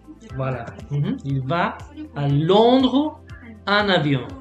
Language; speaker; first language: French; non-native, fluent; Spanish